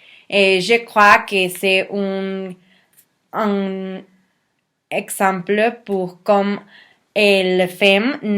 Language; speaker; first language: French; non-native, learner; Spanish